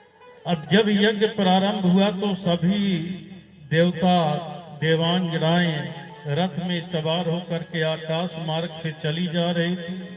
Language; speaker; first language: Hindi; native; Hindi